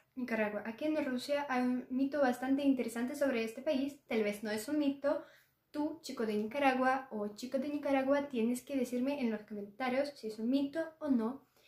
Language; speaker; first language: Spanish; non-native, learner; Russian